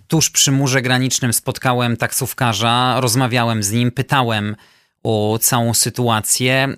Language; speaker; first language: Polish; native; Polish